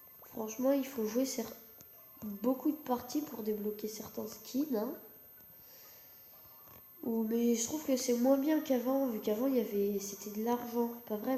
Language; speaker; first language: French; native; French